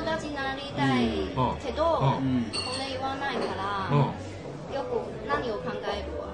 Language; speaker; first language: Japanese; non-native, learner; Chinese